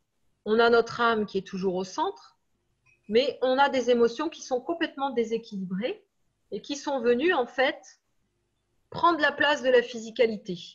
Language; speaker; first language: French; native; French